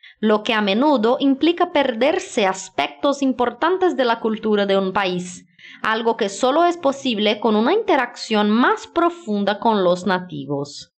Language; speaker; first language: Spanish; non-native, fluent; Portuguese